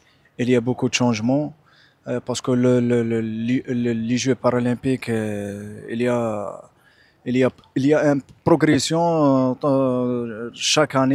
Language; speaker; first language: French; non-native, local second language; Arabic